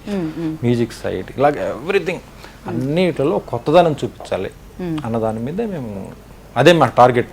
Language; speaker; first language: Telugu; native; Telugu